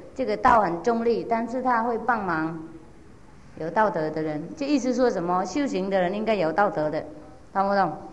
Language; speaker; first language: Chinese; non-native, fluent; Vietnamese